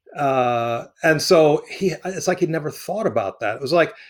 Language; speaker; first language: English; early bilingual, other home language; Arabic